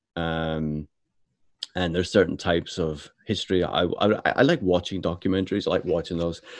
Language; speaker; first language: English; native; English